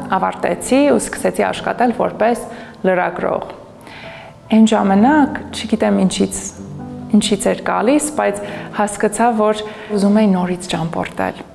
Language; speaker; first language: Armenian; non-native, fluent; English